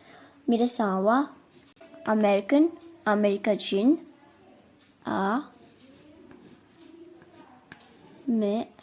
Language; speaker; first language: Japanese; non-native, fluent; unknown